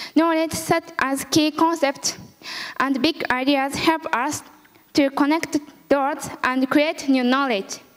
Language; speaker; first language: English; early bilingual, other home language; Japanese